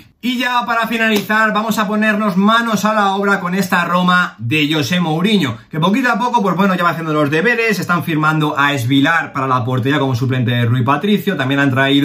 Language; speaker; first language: Spanish; native; Spanish